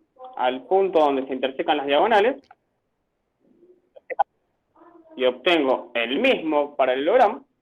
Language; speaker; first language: Spanish; native; Spanish